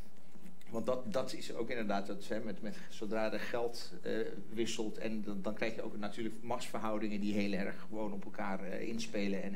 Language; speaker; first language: Dutch; non-native, fluent; English